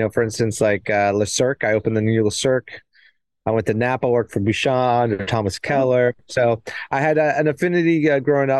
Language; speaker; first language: English; native; English